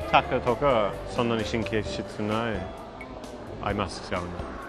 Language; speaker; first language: Japanese; non-native, learner; English